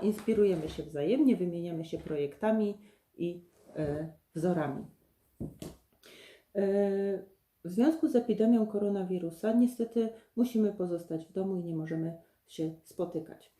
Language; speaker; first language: Polish; native; Polish